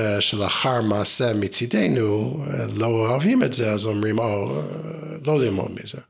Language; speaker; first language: Hebrew; non-native, fluent; English